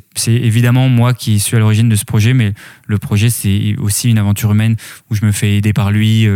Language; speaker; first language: French; native; French